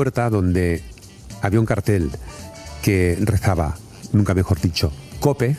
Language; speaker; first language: Spanish; native; Spanish